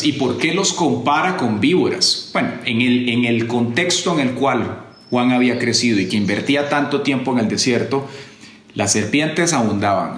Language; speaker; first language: Spanish; native; Spanish